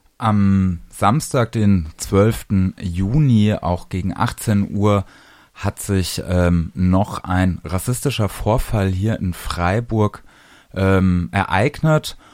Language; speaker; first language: German; native; German